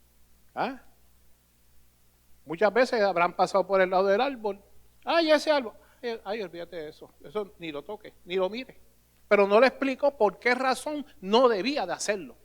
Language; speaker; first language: Spanish; native; Spanish